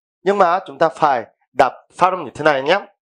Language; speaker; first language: Vietnamese; non-native, fluent; Korean